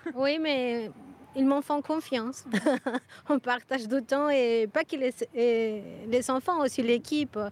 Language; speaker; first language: French; non-native, fluent; Spanish